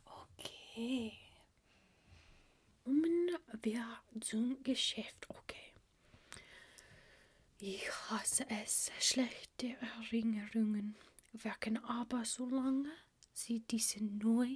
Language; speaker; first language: German; non-native, learner; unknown